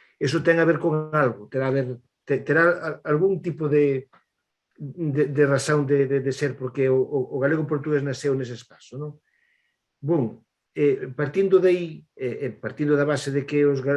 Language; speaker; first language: Galician; native; Galician